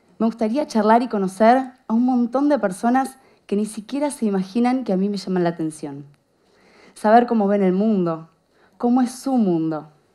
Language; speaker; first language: Spanish; native; Spanish